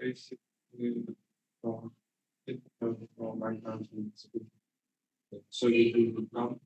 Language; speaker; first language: English; non-native, learner; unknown